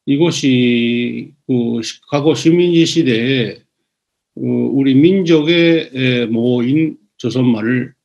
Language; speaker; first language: Korean; early bilingual, other home language; Japanese